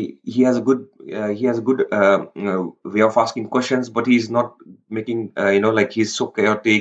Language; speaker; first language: English; non-native, local second language; Rajasthani